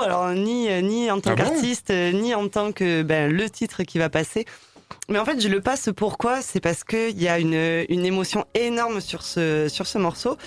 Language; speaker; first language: French; native; French